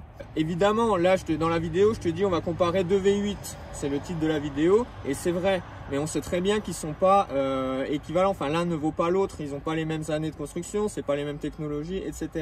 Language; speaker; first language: French; native; French